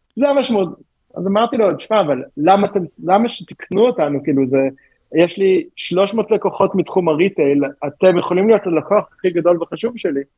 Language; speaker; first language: Hebrew; native; Hebrew